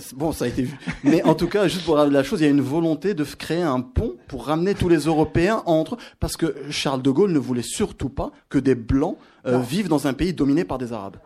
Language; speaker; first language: French; non-native, local second language; Arabic